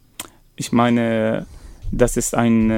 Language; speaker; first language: German; non-native, fluent; Arabic